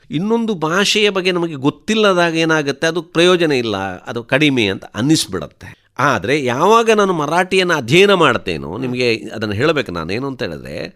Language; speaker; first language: Kannada; non-native, local second language; Tulu